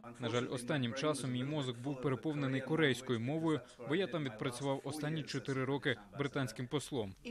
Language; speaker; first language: Ukrainian; non-native, fluent; English